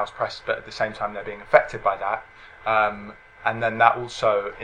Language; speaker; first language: English; native; English